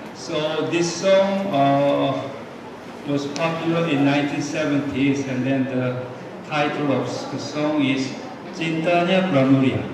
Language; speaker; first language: English; non-native, fluent; Korean